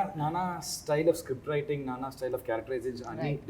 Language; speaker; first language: Telugu; non-native, learner; Tamil